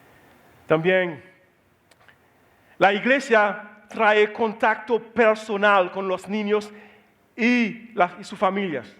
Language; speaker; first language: Spanish; non-native, learner; Haitian Creole